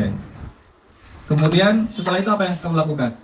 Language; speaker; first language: Indonesian; native; Indonesian